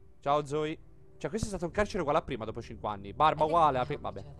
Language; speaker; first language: Italian; native; Italian